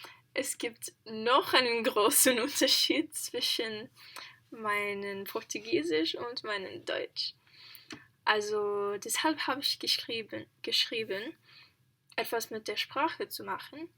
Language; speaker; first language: German; non-native, learner; English